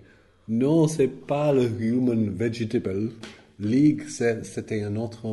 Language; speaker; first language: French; non-native, learner; English